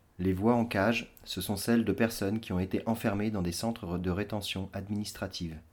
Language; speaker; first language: French; native; French